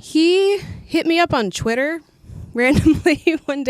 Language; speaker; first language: English; native; English